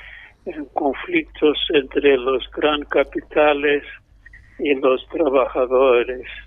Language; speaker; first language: Spanish; non-native, fluent; English